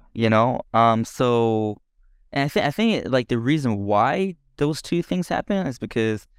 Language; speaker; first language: English; non-native, fluent; Japanese